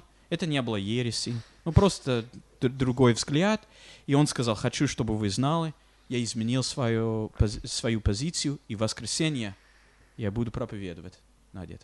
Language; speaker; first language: Russian; non-native, fluent; English